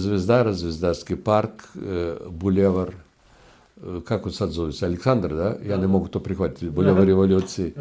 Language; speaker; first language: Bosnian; non-native, learner; Russian